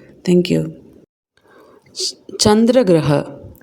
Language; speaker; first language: English; non-native, local second language; Tamil